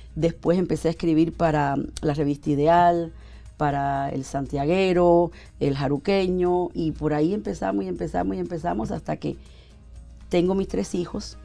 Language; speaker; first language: Spanish; native; Spanish